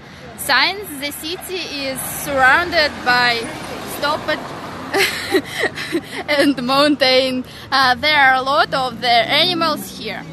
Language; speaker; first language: English; non-native, learner; Russian